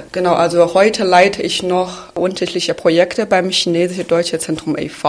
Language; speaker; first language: German; non-native, fluent; Chinese